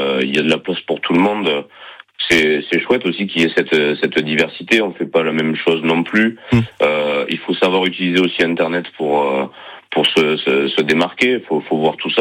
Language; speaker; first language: French; native; French